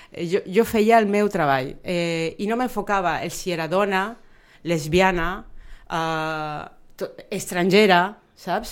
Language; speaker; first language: Catalan; non-native, fluent; Spanish